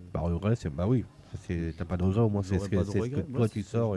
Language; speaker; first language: French; native; French